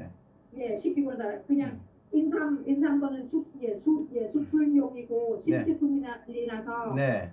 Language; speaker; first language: Korean; non-native, fluent; Vietnamese